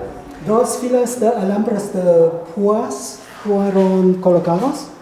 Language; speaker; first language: Spanish; non-native, fluent; German